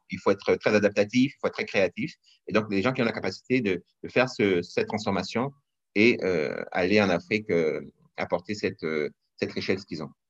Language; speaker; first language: French; non-native, local second language; Rundi